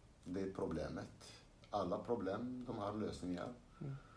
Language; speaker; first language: Swedish; non-native, fluent; Arabic